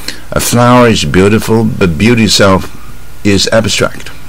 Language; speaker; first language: English; non-native, fluent; Chinese